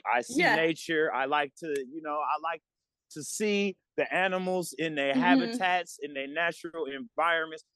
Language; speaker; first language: English; native; English